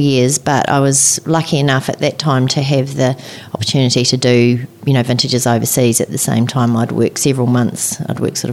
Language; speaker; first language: English; native; English